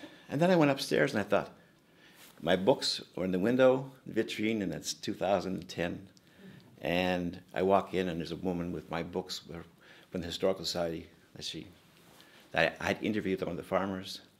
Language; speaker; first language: English; native; English